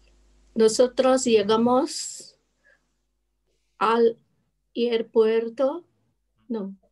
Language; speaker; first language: Spanish; non-native, learner; English